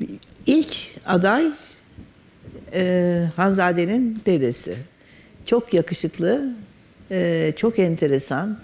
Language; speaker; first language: Turkish; native; Turkish